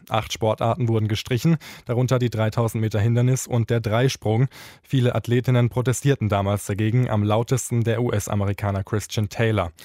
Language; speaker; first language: German; native; German